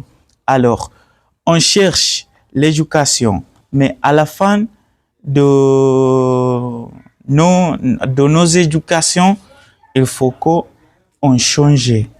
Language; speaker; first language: French; non-native, learner; Swahili